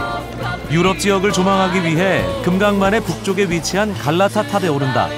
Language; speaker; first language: Korean; native; Korean